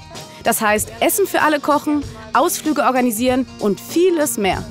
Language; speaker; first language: German; native; German